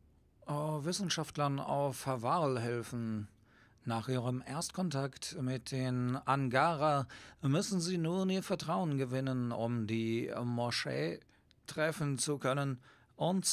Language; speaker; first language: German; native; German